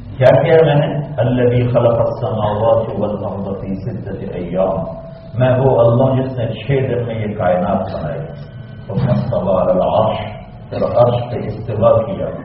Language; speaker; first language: Urdu; non-native, local second language; Punjabi